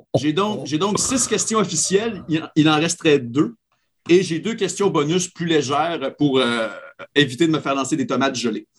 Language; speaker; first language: French; native; French